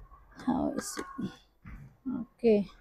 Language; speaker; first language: English; non-native, learner; Indonesian